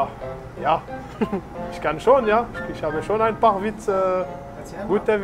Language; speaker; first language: German; non-native, learner; French